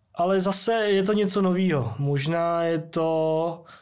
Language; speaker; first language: Czech; early bilingual, other home language; Vietnamese